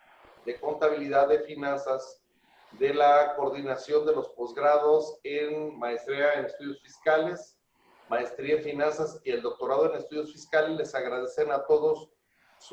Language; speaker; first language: Spanish; native; Spanish